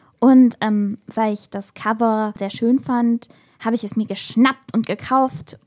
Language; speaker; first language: German; native; German